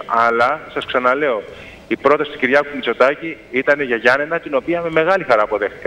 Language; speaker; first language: Greek; native; Greek